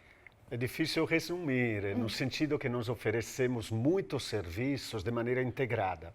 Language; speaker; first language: Portuguese; non-native, fluent; Italian